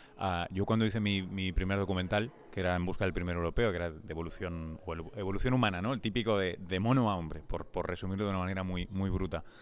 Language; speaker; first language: Spanish; native; Spanish